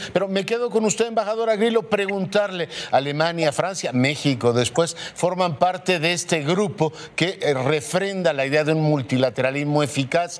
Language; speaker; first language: Spanish; native; Spanish